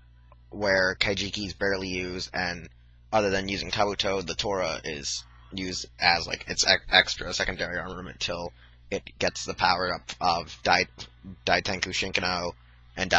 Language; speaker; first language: English; native; English